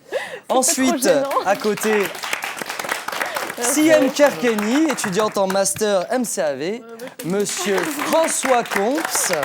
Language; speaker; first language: French; native; French